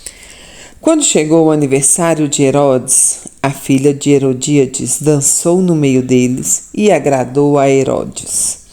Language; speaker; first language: Portuguese; native; Portuguese